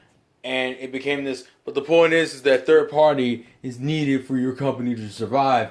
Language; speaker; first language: English; native; English